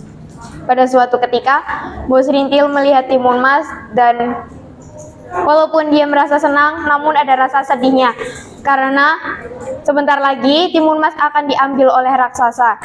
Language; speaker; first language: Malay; non-native, local second language; Javanese